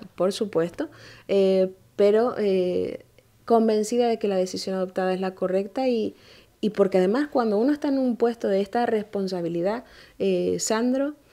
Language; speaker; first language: Spanish; native; Spanish